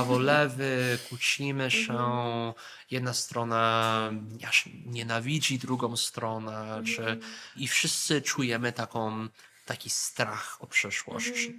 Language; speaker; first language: Polish; early bilingual, heritage; Polish